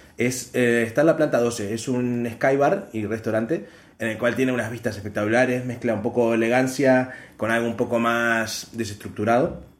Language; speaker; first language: Spanish; native; Spanish